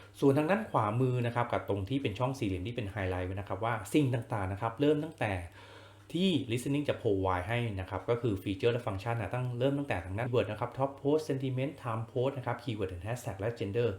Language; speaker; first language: Thai; native; Thai